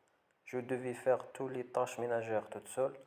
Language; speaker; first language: French; non-native, learner; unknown